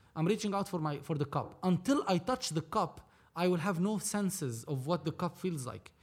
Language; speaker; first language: English; non-native, fluent; Arabic